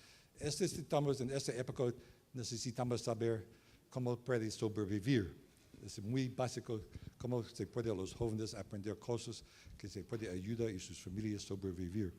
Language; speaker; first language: Spanish; non-native, learner; English